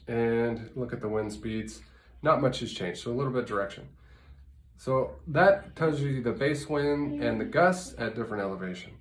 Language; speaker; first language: English; native; English